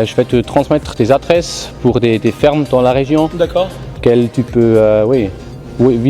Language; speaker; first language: French; non-native, fluent; German